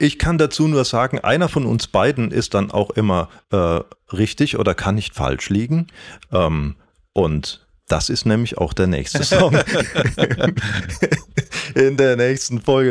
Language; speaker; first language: German; native; German